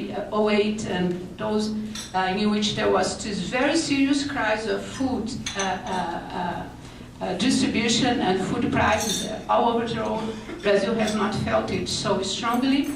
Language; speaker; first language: English; non-native, fluent; Portuguese